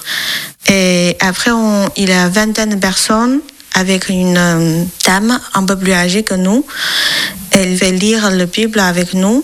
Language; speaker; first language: French; non-native, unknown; Chinese